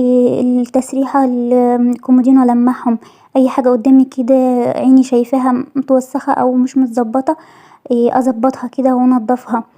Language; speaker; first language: Arabic; native; Arabic